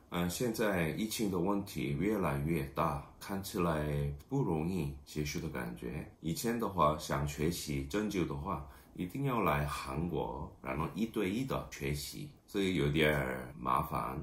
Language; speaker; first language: Chinese; non-native, fluent; Korean